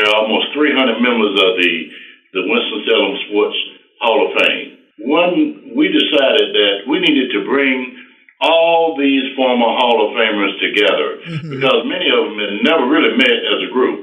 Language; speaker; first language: English; native; English